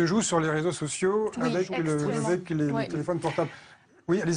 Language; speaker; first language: French; native; French